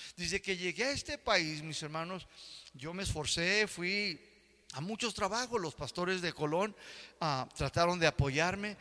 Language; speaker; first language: Spanish; early bilingual, heritage; Spanish